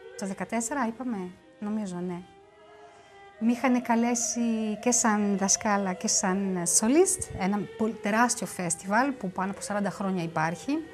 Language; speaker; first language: Greek; early bilingual, heritage; Greek